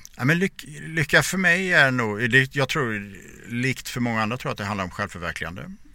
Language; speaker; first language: Swedish; native; Swedish